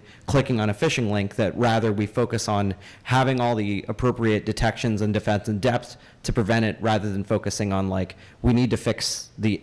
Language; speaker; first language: English; native; English